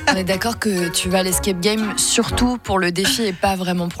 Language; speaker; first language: French; native; French